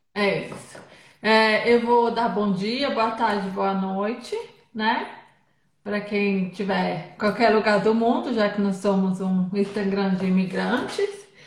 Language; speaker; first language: Portuguese; native; Portuguese